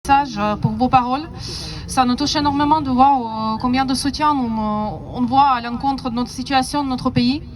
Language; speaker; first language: French; non-native, fluent; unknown